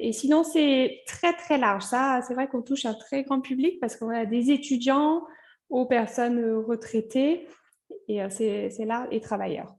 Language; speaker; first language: French; native; French